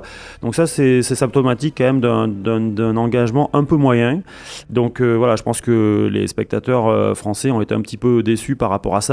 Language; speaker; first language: French; native; French